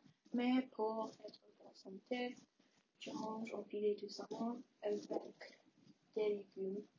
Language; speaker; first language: French; non-native, learner; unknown